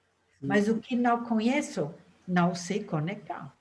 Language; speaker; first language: Portuguese; non-native, fluent; German